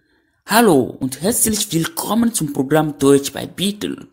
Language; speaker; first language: German; non-native, fluent; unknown